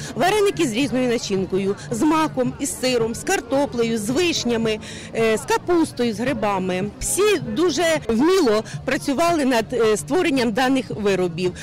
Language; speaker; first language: Ukrainian; native; Ukrainian